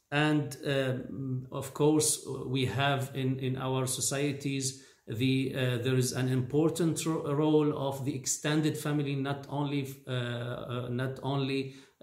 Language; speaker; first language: English; non-native, fluent; Arabic